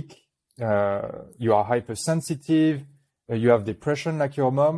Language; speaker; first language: English; non-native, fluent; French